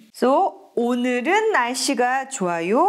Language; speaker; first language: Korean; non-native, learner; German